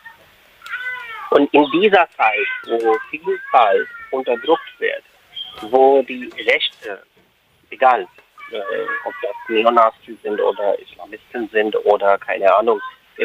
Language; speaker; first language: German; non-native, fluent; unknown